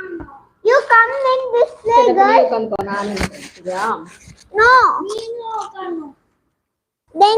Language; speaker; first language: English; non-native, learner; Tamil